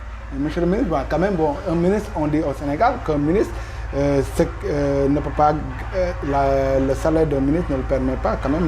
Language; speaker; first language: French; non-native, local second language; Wolof